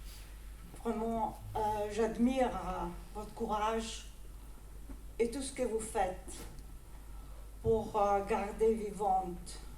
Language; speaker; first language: French; non-native, fluent; Greek